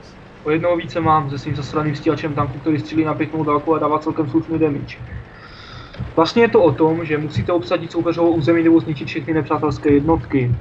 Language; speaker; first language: Czech; native; Czech